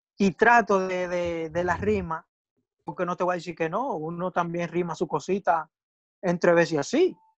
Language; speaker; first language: Spanish; native; Spanish